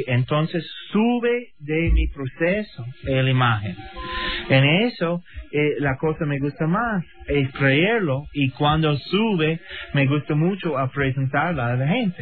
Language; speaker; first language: Spanish; non-native, learner; English